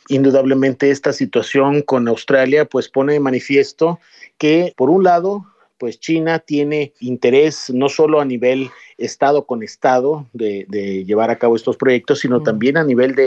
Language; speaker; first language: Spanish; native; Spanish